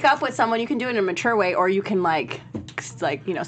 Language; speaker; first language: English; native; English